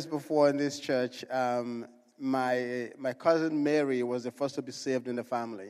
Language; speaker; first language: English; non-native, local second language; Igbo